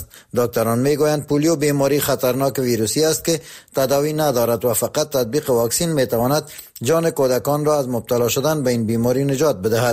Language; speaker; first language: Persian; native; Persian